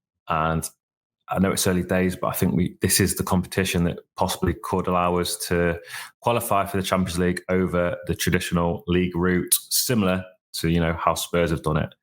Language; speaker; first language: English; native; English